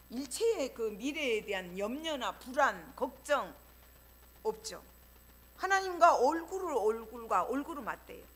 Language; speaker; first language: Korean; native; Korean